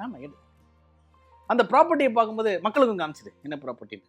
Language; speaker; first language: Tamil; native; Tamil